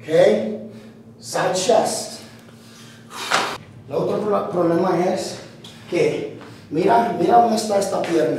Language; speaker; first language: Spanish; early bilingual, heritage; Spanish